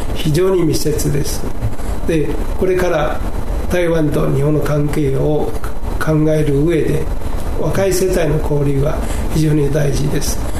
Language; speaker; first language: Japanese; non-native, fluent; Chinese